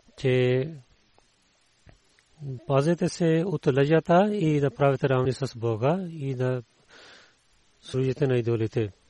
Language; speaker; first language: Bulgarian; non-native, learner; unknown